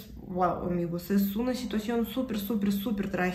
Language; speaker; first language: Spanish; non-native, fluent; Russian